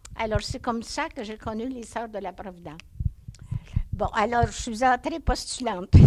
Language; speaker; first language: French; native; French